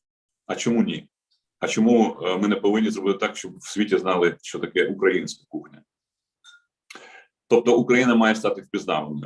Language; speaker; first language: Ukrainian; native; Ukrainian